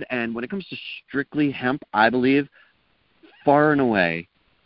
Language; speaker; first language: English; native; English